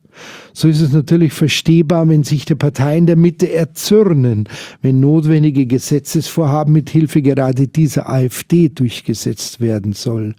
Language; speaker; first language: German; native; German